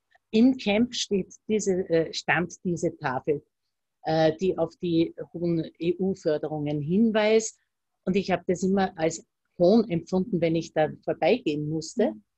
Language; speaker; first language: German; native; German